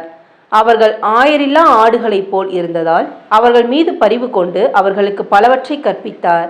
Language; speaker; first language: Tamil; native; Tamil